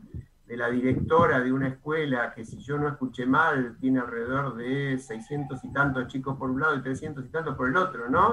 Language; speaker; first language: Spanish; native; Spanish